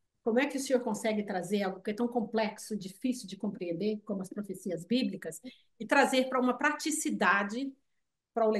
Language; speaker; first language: Portuguese; early bilingual, heritage; Portuguese